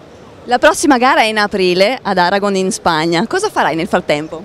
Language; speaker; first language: Italian; native; Italian